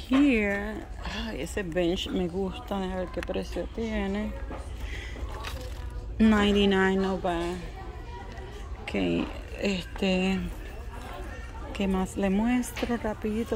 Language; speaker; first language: Spanish; early bilingual, heritage; Spanish